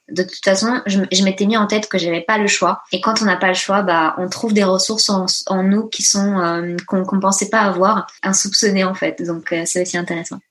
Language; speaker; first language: French; early bilingual, other home language; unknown